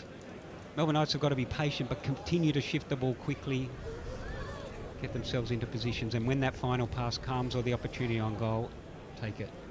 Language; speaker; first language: English; native; English